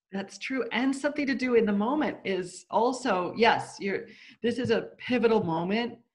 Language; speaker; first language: English; native; English